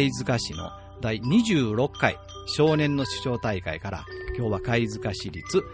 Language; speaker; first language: Japanese; native; Japanese